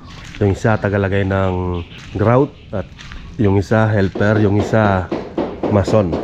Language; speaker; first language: Filipino; native; Filipino